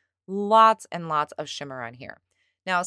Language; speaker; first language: English; native; English